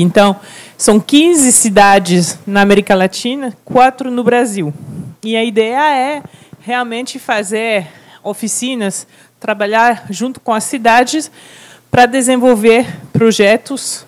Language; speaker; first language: Portuguese; non-native, fluent; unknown